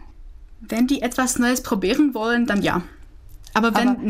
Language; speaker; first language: German; non-native, fluent; Czech